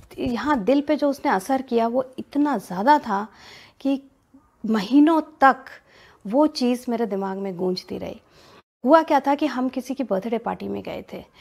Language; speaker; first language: Hindi; native; Hindi